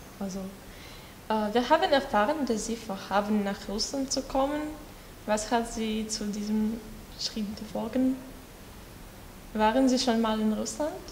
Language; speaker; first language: German; non-native, learner; Russian